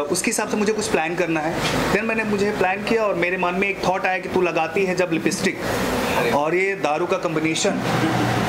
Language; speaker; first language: Hindi; native; Hindi